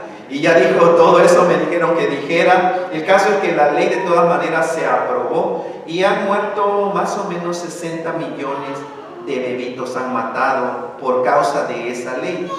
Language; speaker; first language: Spanish; native; Spanish